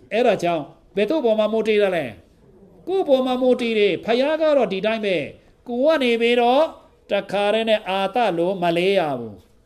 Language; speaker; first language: Burmese; non-native, local second language; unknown